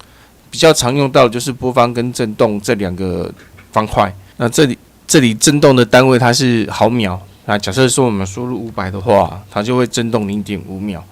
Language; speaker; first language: Chinese; native; Chinese